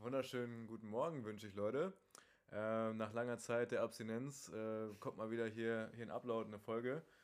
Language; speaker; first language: German; native; German